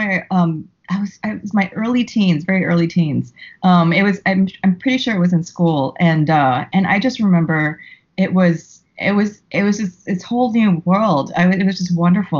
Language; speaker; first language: English; native; English